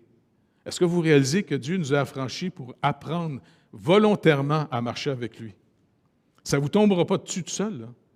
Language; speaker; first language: French; native; French